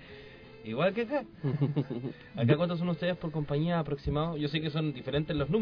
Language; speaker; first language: Spanish; native; Spanish